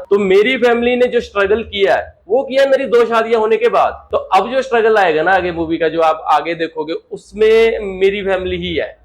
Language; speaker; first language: Hindi; native; Hindi